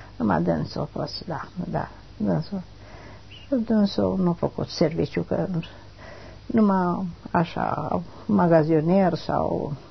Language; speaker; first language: Romanian; non-native, local second language; German